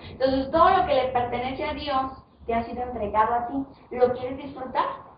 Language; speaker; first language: Spanish; native; Spanish